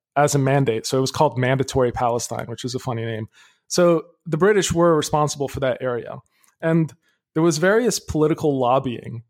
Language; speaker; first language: English; early bilingual, other home language; Arabic